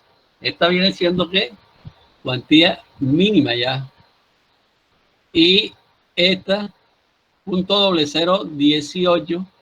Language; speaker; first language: Spanish; native; Spanish